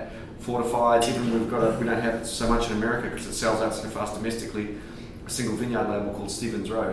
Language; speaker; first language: English; native; English